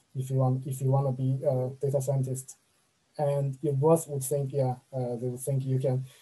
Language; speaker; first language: English; non-native, fluent; Chinese